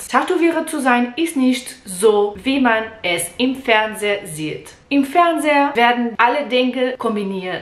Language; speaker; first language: German; non-native, learner; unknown